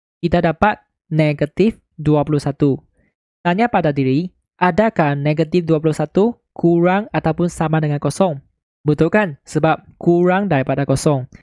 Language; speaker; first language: Malay; non-native, local second language; Chinese